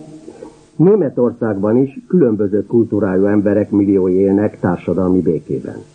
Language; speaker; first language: Hungarian; native; Hungarian